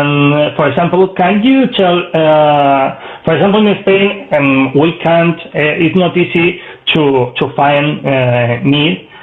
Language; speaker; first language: English; non-native, learner; Spanish